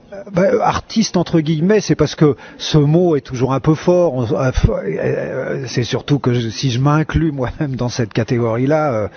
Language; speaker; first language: French; native; French